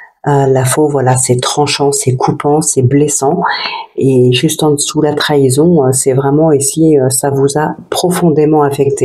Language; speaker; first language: French; native; French